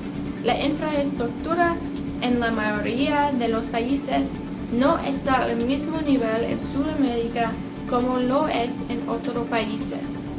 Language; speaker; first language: Spanish; non-native, learner; English